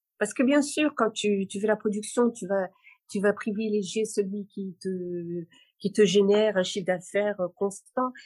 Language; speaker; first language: French; non-native, local second language; Arabic